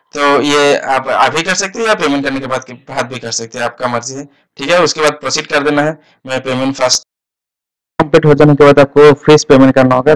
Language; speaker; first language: Hindi; non-native, local second language; Assamese